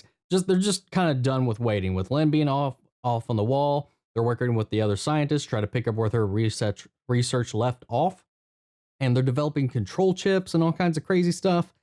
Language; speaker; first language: English; native; English